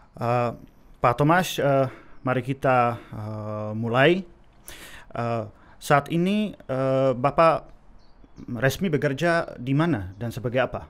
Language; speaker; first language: Indonesian; non-native, fluent; Czech